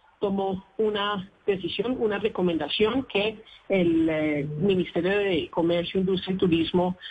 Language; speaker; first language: Spanish; native; Spanish